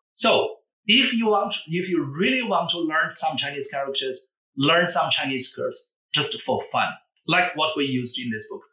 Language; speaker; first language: English; non-native, fluent; Chinese